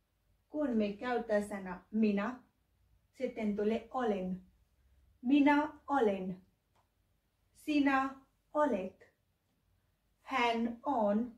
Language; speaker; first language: Finnish; non-native, learner; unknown